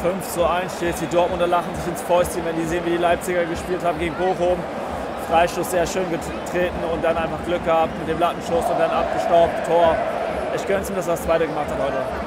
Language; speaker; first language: German; native; German